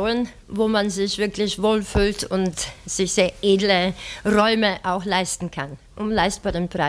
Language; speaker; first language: German; native; German